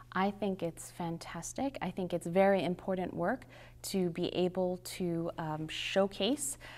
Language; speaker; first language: English; native; English